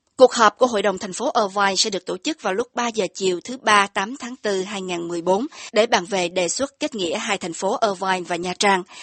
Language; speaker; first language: Vietnamese; native; Vietnamese